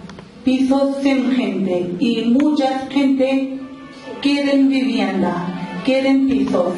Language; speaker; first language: Spanish; non-native, local second language; Urdu